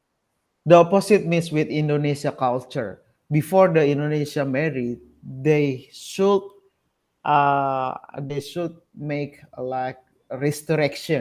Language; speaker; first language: English; non-native, learner; Indonesian